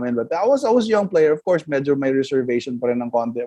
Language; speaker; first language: English; non-native, local second language; Cebuano